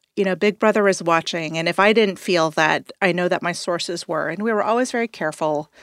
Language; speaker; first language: English; native; English